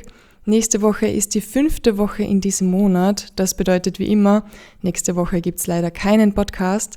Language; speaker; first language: German; native; German